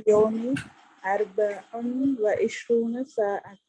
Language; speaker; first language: Arabic; non-native, learner; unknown